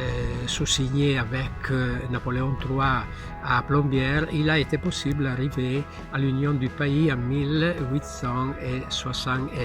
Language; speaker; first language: French; non-native, learner; Italian